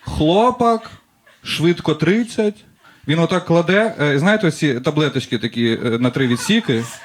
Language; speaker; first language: Ukrainian; non-native, local second language; Russian